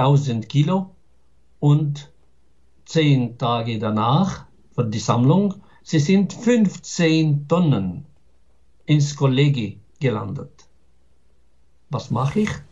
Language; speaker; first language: German; non-native, fluent; Arabic